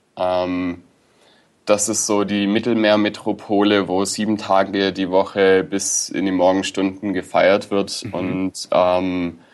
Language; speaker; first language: German; native; German